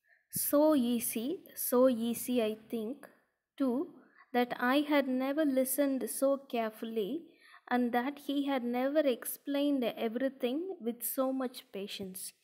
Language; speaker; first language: English; non-native, local second language; Tamil